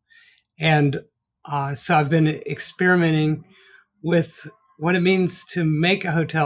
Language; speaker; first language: English; native; English